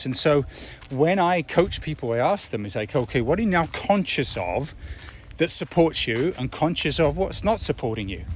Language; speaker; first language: English; native; English